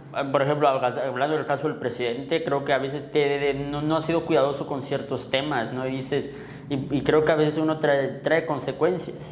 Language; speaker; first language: Spanish; native; Spanish